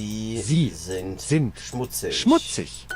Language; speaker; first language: German; non-native, fluent; English